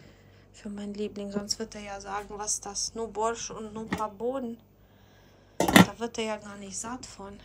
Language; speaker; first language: German; non-native, fluent; Ukrainian